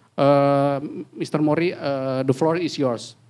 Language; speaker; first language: English; non-native, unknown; Indonesian